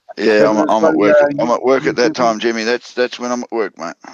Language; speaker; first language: English; native; English